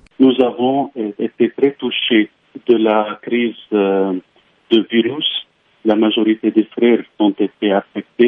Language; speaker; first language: French; non-native, fluent; Arabic